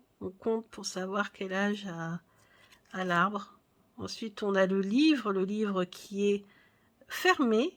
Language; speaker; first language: French; native; French